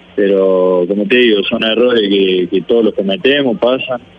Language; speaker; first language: Spanish; native; Spanish